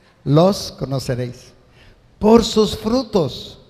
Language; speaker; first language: Spanish; native; Spanish